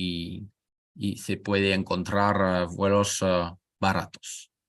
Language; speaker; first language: Spanish; non-native, learner; French